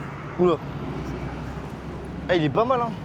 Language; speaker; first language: French; native; French